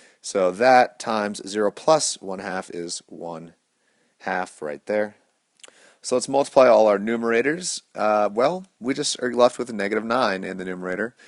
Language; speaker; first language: English; native; English